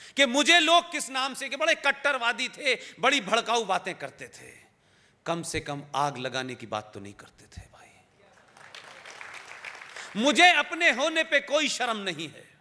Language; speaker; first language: Hindi; native; Hindi